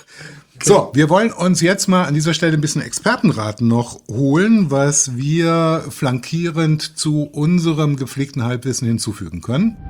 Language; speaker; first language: German; native; German